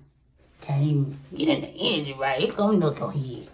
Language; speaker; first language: English; native; English